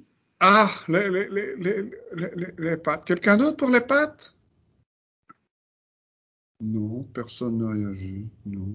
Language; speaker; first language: French; non-native, fluent; Dutch